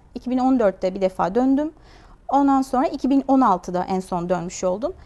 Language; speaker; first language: Turkish; non-native, fluent; Uyghur